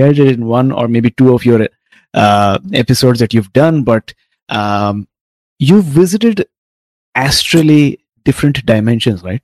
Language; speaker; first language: English; non-native, local second language; Tamil